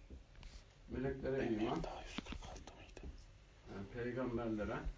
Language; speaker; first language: Turkish; native; Turkish